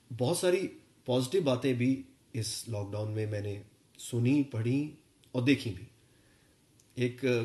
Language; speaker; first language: Hindi; non-native, local second language; Punjabi